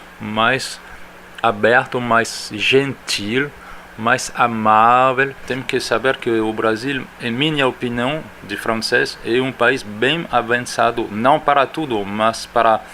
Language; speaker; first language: Portuguese; non-native, fluent; French